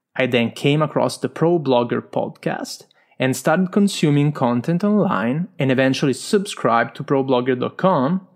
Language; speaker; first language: English; non-native, fluent; Italian